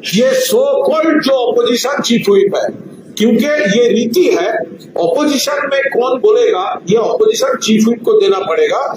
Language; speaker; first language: Hindi; non-native, local second language; Bangla